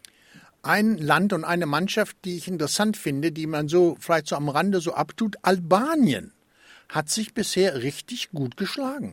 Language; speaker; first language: German; native; German